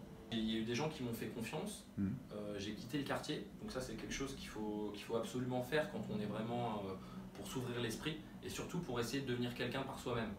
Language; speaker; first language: French; early bilingual, other home language; Arabic